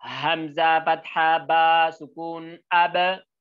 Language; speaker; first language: Arabic; non-native, learner; Oromo